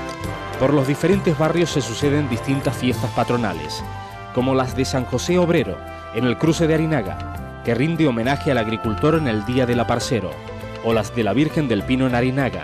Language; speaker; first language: Spanish; native; Spanish